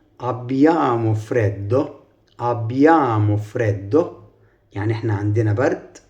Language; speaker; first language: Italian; non-native, fluent; Arabic